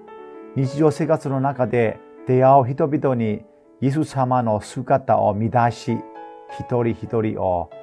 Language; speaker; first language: Japanese; non-native, fluent; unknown